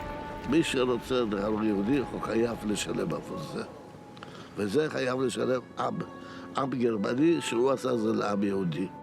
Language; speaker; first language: Hebrew; non-native, fluent; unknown